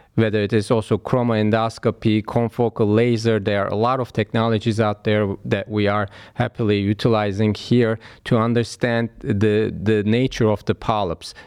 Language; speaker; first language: English; non-native, fluent; Turkish